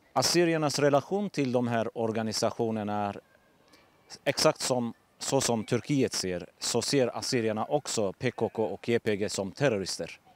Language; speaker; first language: Swedish; non-native, fluent; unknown